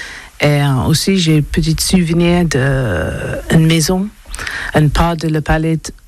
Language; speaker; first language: French; non-native, learner; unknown